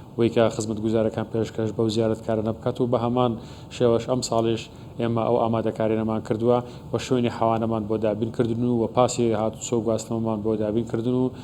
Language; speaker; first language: Central Kurdish; native; Central Kurdish